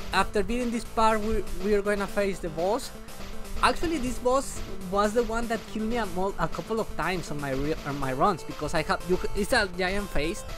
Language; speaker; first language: English; non-native, fluent; Spanish